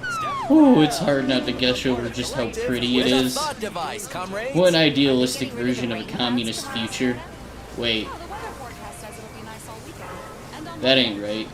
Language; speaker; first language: English; native; English